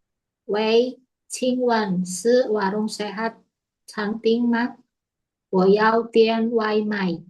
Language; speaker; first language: Chinese; non-native, learner; Indonesian